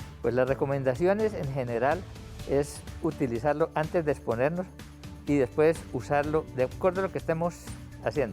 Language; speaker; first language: Spanish; native; Spanish